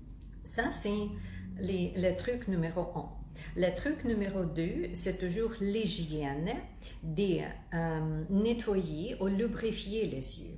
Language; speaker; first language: French; non-native, fluent; Russian